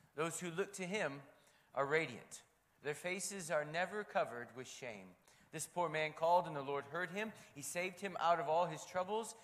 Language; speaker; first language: English; native; English